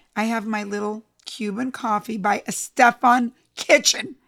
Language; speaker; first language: English; early bilingual, other home language; Spanish